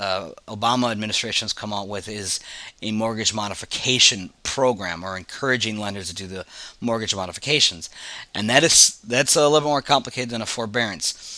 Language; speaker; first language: English; native; English